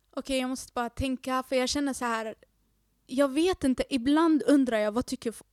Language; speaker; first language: Swedish; native; Swedish